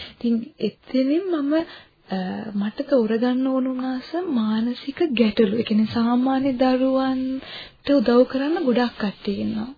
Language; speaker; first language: Sinhala; non-native, local second language; Tamil